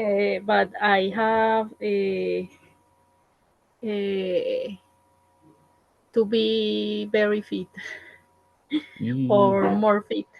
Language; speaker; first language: English; non-native, learner; Spanish